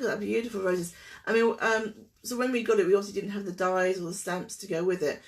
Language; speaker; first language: English; native; English